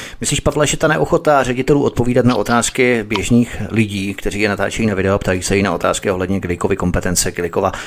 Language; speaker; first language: Czech; native; Czech